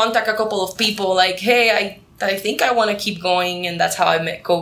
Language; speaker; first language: English; non-native, fluent; Spanish